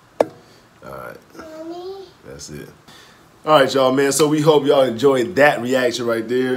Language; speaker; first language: English; native; English